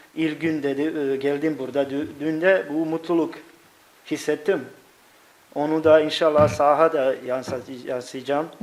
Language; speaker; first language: Turkish; non-native, learner; Bosnian